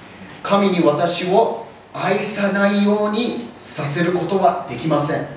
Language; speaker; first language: Japanese; early bilingual, other home language; English